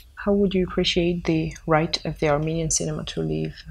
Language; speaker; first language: English; non-native, fluent; Armenian